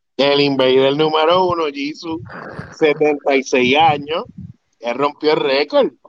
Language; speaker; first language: Spanish; early bilingual, heritage; Spanish